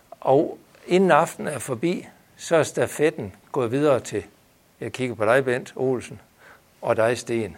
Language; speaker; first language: Danish; native; Danish